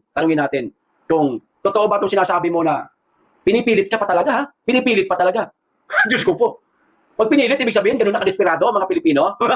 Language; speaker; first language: Filipino; non-native, local second language; Cebuano